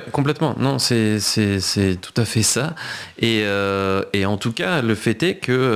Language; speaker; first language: French; native; French